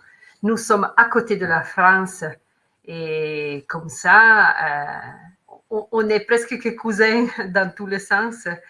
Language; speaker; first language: French; non-native, learner; Italian